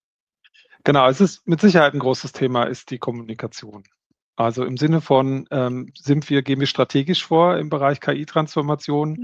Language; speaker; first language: German; native; German